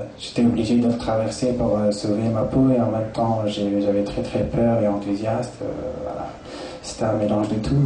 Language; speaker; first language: French; non-native, fluent; Persian